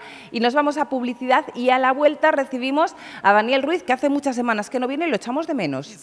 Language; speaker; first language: Spanish; native; Spanish